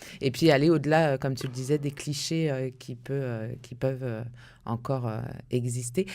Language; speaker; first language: French; native; French